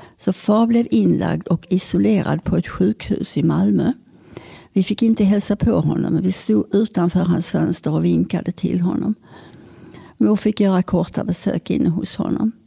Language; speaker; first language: Swedish; native; Swedish